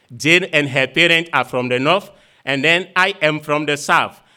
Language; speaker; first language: English; non-native, fluent; Ewe